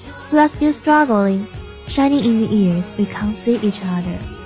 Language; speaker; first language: English; non-native, fluent; Chinese